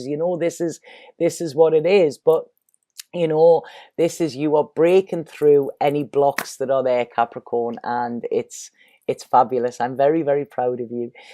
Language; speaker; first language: English; native; English